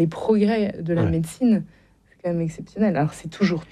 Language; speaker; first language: French; native; French